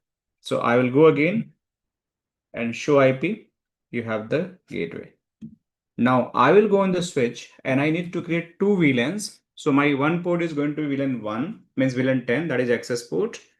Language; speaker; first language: English; non-native, local second language; Hindi